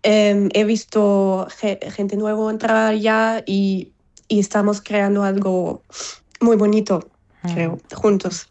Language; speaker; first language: Spanish; non-native, fluent; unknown